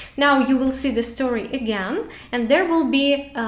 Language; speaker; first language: English; non-native, fluent; Ukrainian